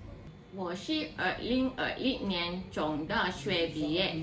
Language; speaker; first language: Chinese; non-native, learner; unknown